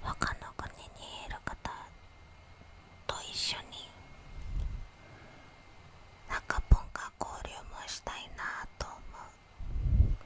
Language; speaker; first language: Japanese; non-native, fluent; Indonesian